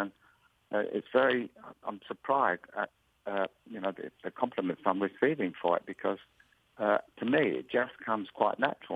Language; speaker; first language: English; native; English